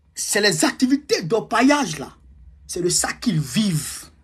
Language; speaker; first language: French; non-native, local second language; Dyula